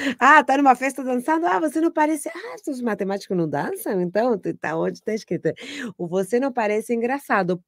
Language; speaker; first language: Portuguese; non-native, fluent; Spanish